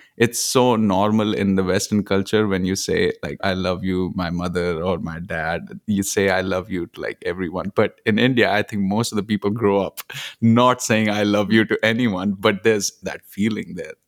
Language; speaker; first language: English; non-native, local second language; Punjabi